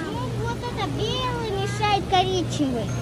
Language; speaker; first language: Russian; early bilingual, heritage; Russian